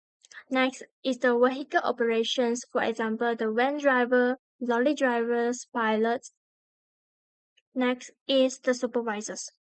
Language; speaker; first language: English; non-native, learner; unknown